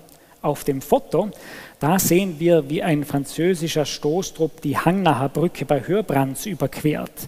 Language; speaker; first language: German; native; German